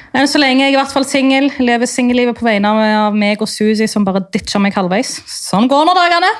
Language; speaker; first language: Norwegian; native; Norwegian